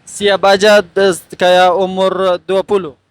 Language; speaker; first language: Indonesian; non-native, fluent; Persian